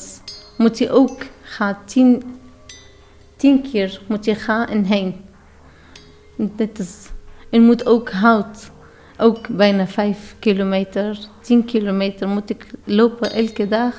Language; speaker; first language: Dutch; non-native, learner; Arabic